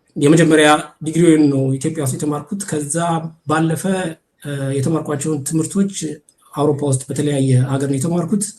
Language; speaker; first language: Amharic; native; Amharic